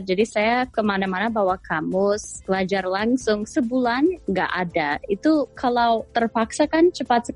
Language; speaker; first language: Indonesian; non-native, fluent; English